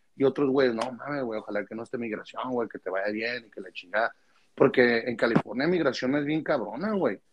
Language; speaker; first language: Spanish; early bilingual, heritage; Spanish